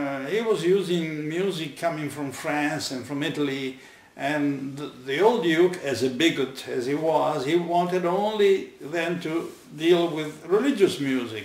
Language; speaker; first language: English; non-native, fluent; Italian